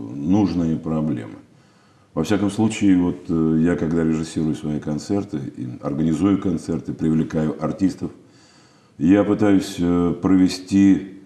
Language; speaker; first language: Russian; native; Russian